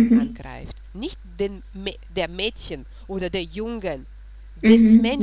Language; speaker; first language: German; non-native, fluent; Russian